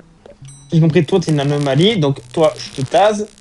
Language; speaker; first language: French; native; French